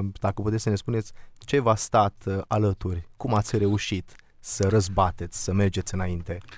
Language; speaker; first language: Romanian; native; Romanian